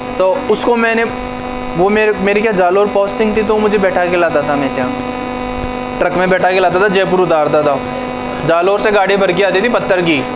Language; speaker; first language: Hindi; native; Hindi